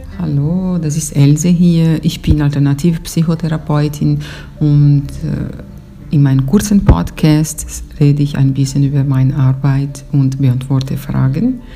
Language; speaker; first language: German; non-native, fluent; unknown